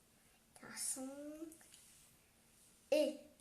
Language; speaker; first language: French; non-native, learner; Vietnamese